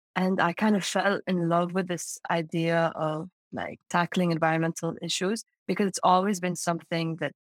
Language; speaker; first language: English; non-native, fluent; Arabic